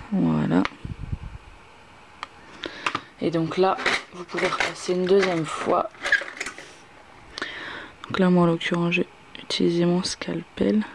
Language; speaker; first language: French; native; French